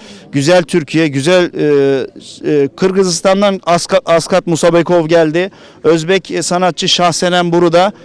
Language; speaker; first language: Turkish; native; Turkish